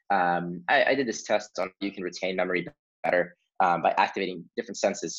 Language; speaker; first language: English; early bilingual, other home language; Hebrew